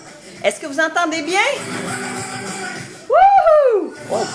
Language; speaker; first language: French; native; French